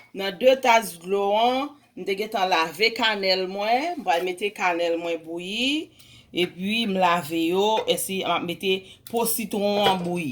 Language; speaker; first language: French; non-native, learner; Haitian Creole